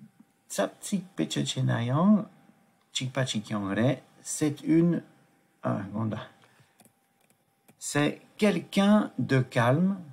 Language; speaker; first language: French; non-native, fluent; Tibetan